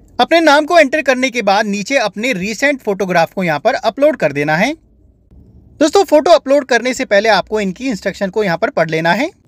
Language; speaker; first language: Hindi; native; Hindi